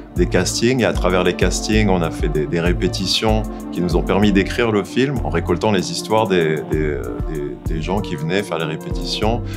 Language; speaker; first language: French; native; French